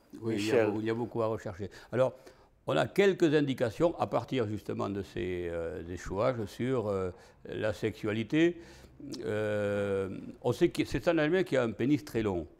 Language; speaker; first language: French; native; French